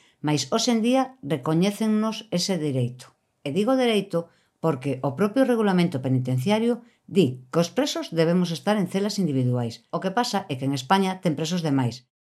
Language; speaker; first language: Galician; native; Galician